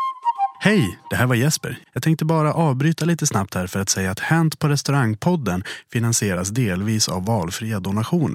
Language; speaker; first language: Swedish; native; Swedish